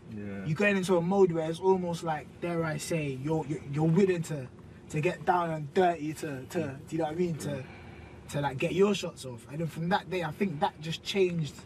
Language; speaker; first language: English; native; English